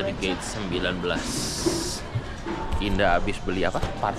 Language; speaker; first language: Indonesian; native; Indonesian